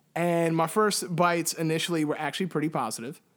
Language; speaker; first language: English; early bilingual, heritage; Spanish